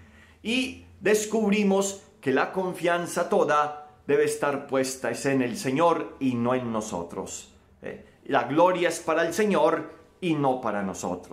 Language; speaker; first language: Spanish; native; Spanish